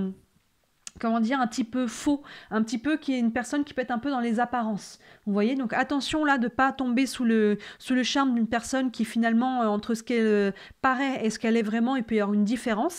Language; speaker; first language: French; native; French